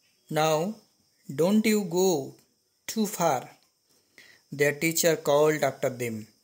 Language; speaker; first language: English; non-native, local second language; Bangla